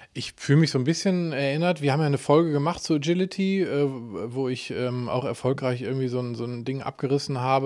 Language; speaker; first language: German; native; German